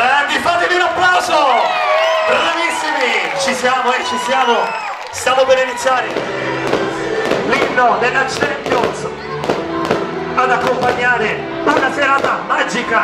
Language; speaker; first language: Italian; native; Italian